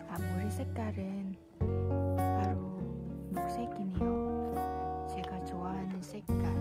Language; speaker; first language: Korean; non-native, learner; Vietnamese